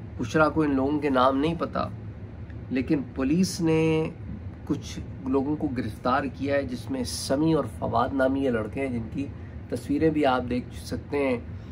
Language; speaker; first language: Urdu; native; Urdu